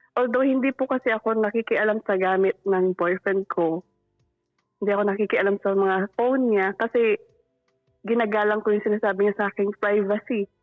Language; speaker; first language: Filipino; non-native, local second language; Pangasinan